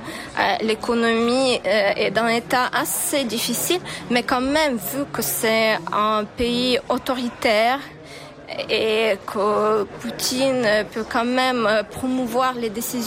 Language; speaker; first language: French; non-native, fluent; Ukrainian